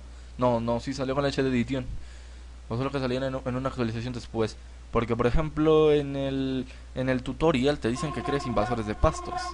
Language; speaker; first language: Spanish; native; Spanish